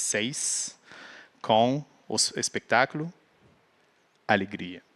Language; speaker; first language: Portuguese; non-native, fluent; French